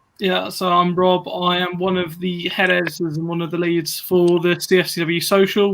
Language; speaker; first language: English; native; English